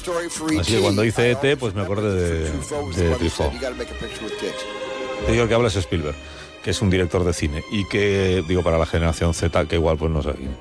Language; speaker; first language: Spanish; native; Spanish